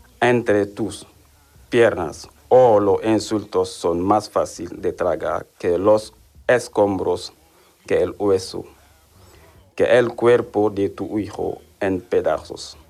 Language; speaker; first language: Spanish; non-native, learner; Wolof